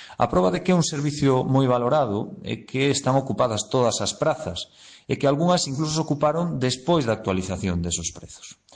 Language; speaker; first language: Galician; native; Galician